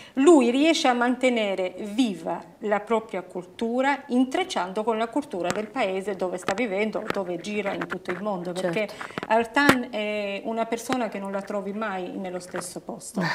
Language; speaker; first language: Italian; non-native, fluent; Albanian